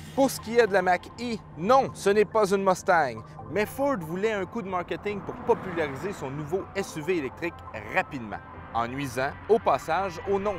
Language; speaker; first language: French; native; French